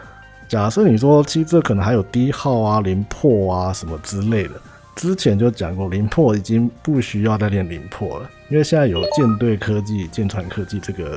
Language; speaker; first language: Chinese; native; Chinese